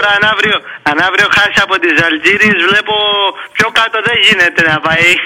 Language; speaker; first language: Greek; native; Greek